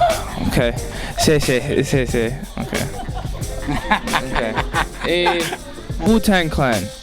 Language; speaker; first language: Chinese; non-native, learner; English